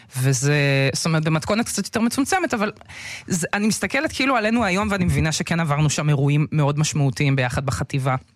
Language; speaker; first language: Hebrew; early bilingual, other home language; Russian